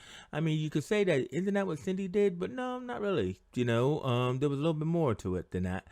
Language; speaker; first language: English; native; English